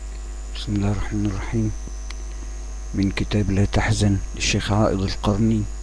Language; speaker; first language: Arabic; native; Arabic